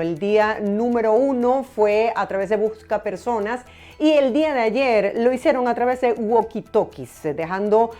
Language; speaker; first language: Spanish; native; Spanish